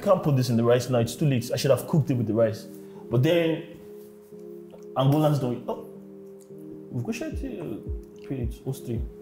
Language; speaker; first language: English; non-native, local second language; Yoruba